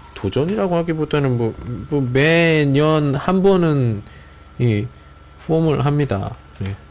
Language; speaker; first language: Korean; native; Korean